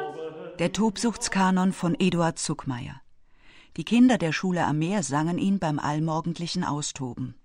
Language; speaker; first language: German; native; German